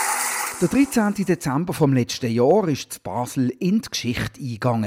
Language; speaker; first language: German; native; German